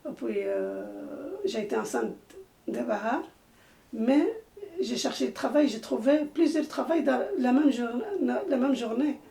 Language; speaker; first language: French; non-native, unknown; Arabic